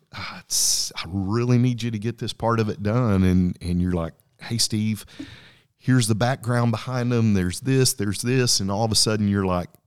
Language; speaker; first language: English; native; English